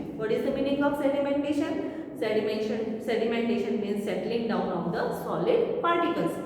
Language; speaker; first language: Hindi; non-native, local second language; Marathi